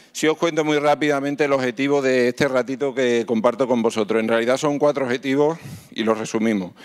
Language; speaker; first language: Spanish; native; Spanish